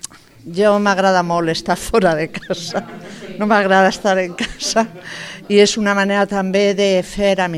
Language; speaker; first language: Catalan; non-native, learner; Spanish